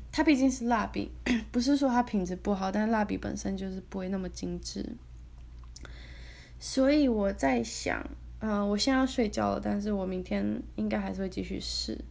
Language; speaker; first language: Chinese; native; Chinese